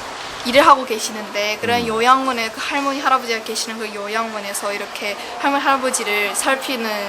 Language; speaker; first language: Korean; early bilingual, heritage; Korean